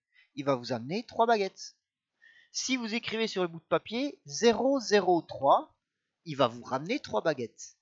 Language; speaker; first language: French; native; French